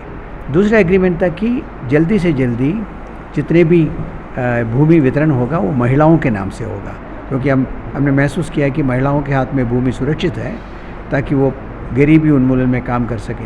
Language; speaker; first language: Hindi; native; Hindi